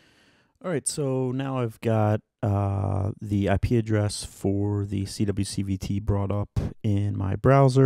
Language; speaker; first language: English; native; English